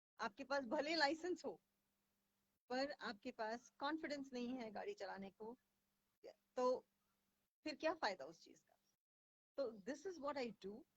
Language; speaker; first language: Hindi; native; Hindi